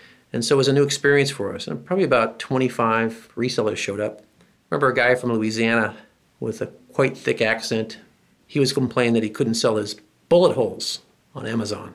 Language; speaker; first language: English; native; English